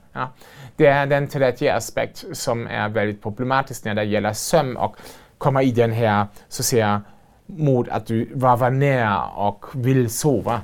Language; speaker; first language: Swedish; non-native, fluent; German